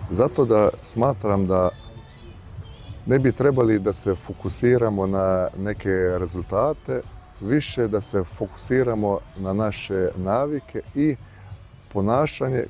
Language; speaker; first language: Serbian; early bilingual, heritage; Bosnian